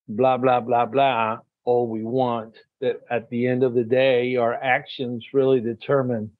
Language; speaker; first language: English; non-native, fluent; Spanish